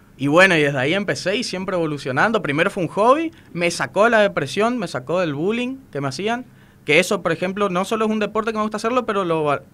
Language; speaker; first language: Spanish; native; Spanish